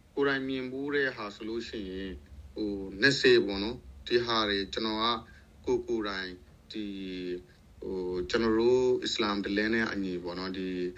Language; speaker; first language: Burmese; native; Burmese